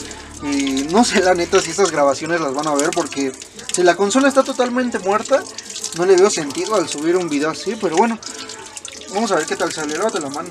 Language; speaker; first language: Spanish; native; Spanish